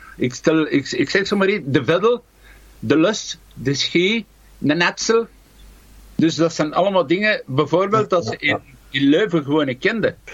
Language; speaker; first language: Dutch; native; Dutch